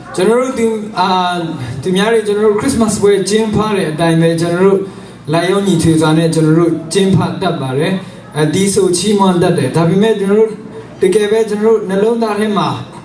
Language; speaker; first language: Burmese; non-native, local second language; Kachin